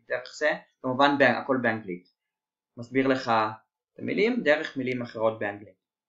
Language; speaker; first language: Hebrew; native; Hebrew